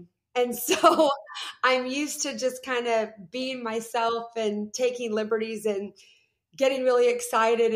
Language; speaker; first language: English; native; English